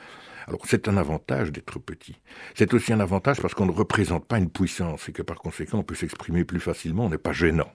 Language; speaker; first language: French; native; French